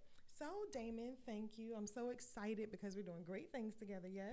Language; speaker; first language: English; native; English